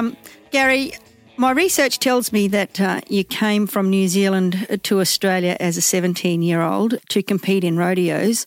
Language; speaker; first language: English; native; English